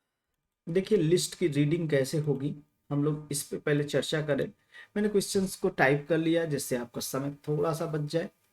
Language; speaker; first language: Hindi; native; Hindi